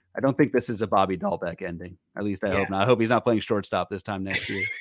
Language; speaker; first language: English; native; English